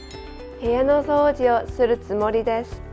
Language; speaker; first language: Japanese; non-native, learner; Korean